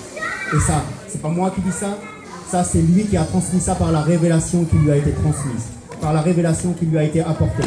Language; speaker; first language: French; native; French